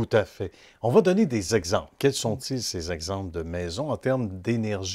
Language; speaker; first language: French; native; French